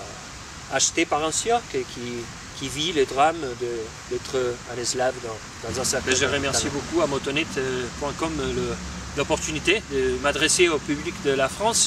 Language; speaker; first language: French; non-native, fluent; Spanish